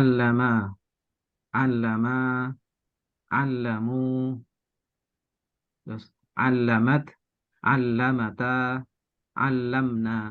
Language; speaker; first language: Arabic; non-native, learner; Indonesian